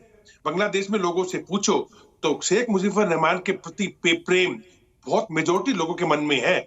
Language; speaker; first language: Hindi; native; Hindi